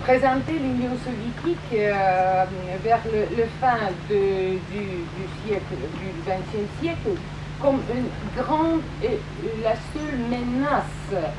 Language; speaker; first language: French; non-native, fluent; Russian